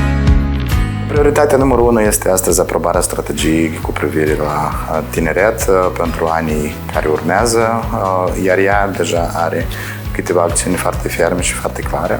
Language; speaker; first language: Romanian; native; Romanian